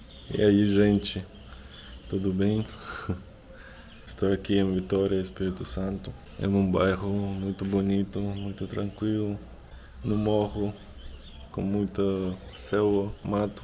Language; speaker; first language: Portuguese; non-native, learner; Russian